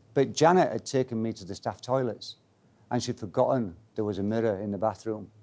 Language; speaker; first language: English; native; English